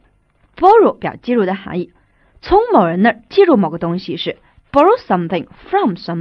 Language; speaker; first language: Chinese; native; Chinese